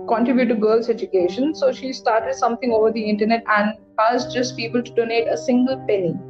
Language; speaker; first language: English; non-native, local second language; Hindi